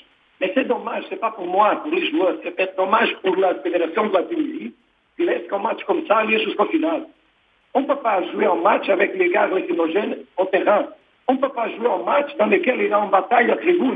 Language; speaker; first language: French; non-native, learner; Portuguese